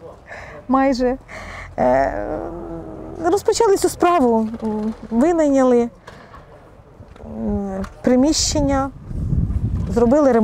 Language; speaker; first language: Ukrainian; non-native, local second language; Russian